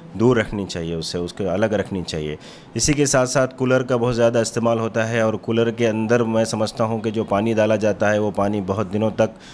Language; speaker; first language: Hindi; non-native, local second language; Urdu